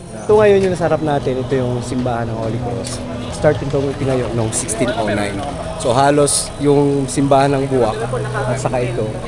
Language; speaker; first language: Filipino; native; Filipino